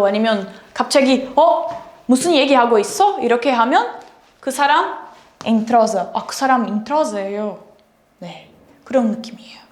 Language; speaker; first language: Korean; non-native, learner; Portuguese